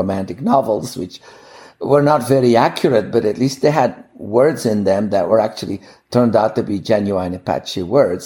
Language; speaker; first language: English; non-native, fluent; Dutch